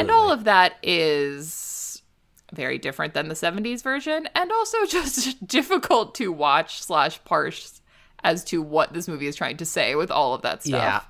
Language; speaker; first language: English; native; English